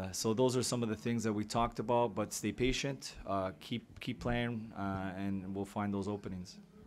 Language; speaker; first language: English; early bilingual, other home language; French